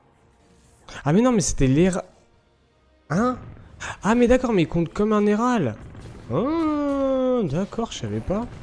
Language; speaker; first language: French; native; French